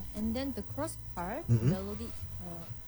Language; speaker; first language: English; non-native, learner; Korean